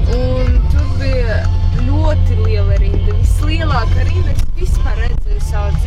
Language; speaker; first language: Latvian; non-native, local second language; Russian